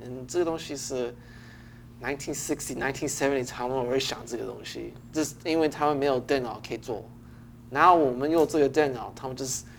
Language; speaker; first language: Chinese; early bilingual, heritage; English